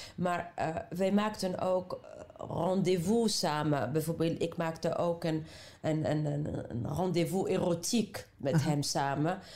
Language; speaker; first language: Dutch; non-native, fluent; Arabic